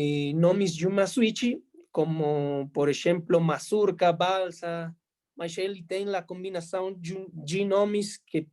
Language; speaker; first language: Portuguese; non-native, fluent; Spanish